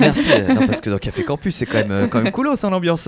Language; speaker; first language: French; native; French